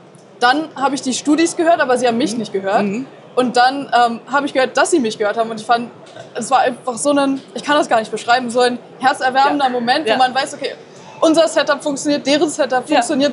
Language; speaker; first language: German; native; German